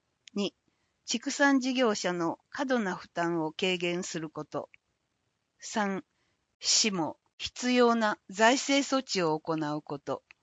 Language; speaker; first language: Japanese; native; Japanese